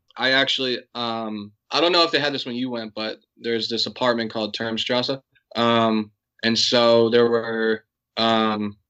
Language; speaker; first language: English; native; English